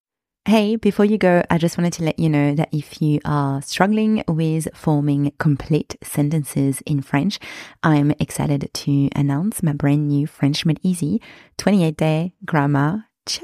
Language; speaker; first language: English; non-native, fluent; French